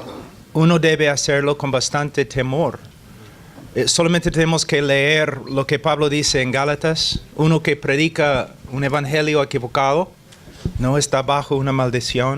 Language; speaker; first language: Spanish; non-native, fluent; English